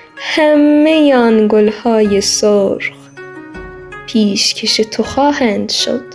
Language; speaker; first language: Persian; native; Persian